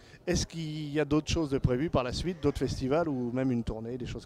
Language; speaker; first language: French; native; French